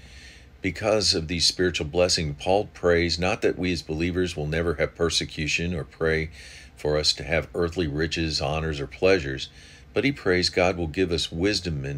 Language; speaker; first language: English; native; English